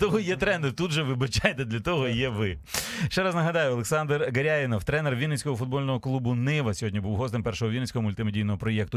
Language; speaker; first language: Ukrainian; native; Ukrainian